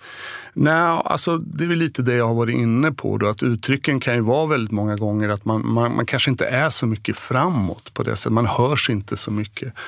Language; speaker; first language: Swedish; native; Swedish